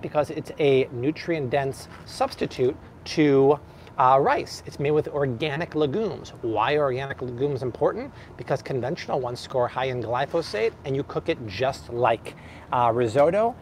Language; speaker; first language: English; native; English